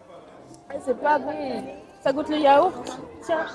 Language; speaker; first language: French; native; French